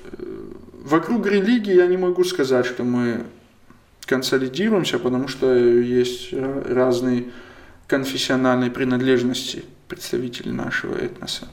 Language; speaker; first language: Russian; non-native, local second language; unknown